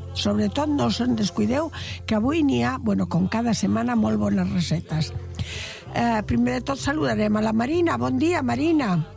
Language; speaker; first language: Catalan; non-native, local second language; Spanish